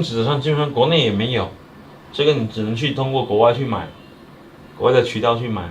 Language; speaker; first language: Chinese; native; Chinese